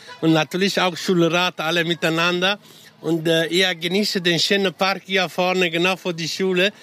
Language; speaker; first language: German; non-native, learner; Italian